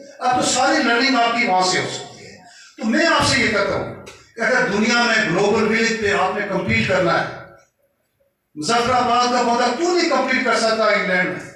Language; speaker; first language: Urdu; non-native, local second language; Northern Hindko